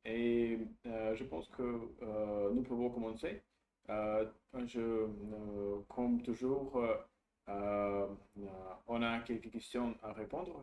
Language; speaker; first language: French; non-native, learner; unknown